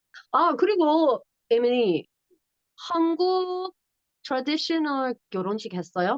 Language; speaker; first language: Korean; non-native, learner; English